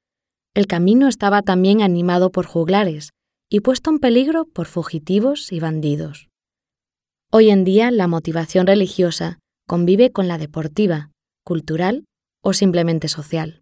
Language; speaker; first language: Spanish; native; Spanish